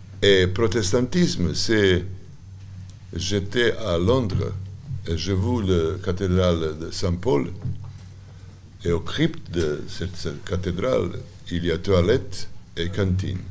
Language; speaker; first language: French; non-native, learner; Serbian